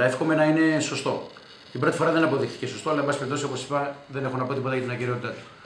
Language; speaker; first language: Greek; native; Greek